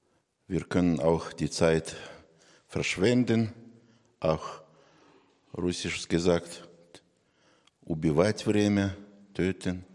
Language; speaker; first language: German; non-native, fluent; Russian